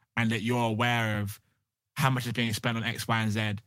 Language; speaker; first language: English; native; English